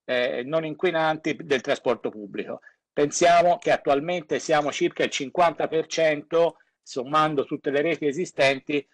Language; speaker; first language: Italian; native; Italian